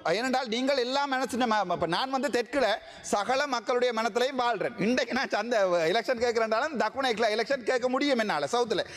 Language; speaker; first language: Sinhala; non-native, local second language; Tamil